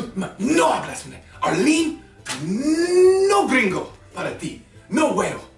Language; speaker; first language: Spanish; non-native, learner; English